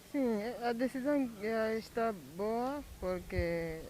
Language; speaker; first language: Portuguese; non-native, local second language; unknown